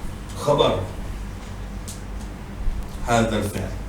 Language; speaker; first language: Arabic; non-native, fluent; Malay